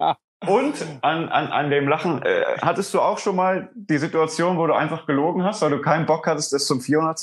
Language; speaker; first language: German; native; German